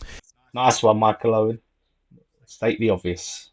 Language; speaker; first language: English; native; English